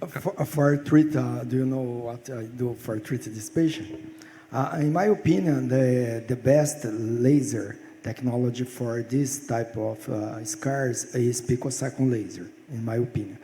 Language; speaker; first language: English; non-native, fluent; Portuguese